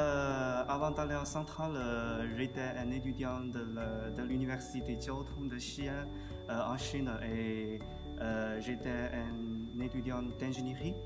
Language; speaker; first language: French; non-native, fluent; Chinese